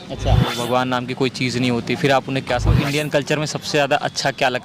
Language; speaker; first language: Hindi; native; Hindi